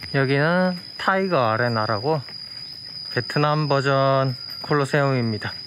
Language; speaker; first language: Korean; native; Korean